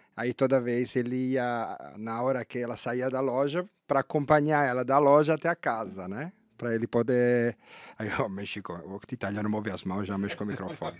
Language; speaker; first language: Portuguese; non-native, fluent; Italian